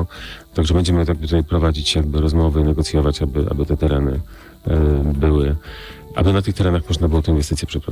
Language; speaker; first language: Polish; native; Polish